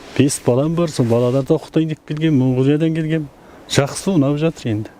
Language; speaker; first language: Kazakh; early bilingual, heritage; Kazakh